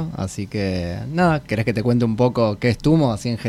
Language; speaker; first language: Spanish; native; Spanish